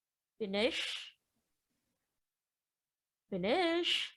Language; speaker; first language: English; non-native, learner; Vietnamese